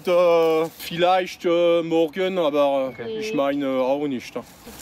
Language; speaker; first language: German; non-native, learner; French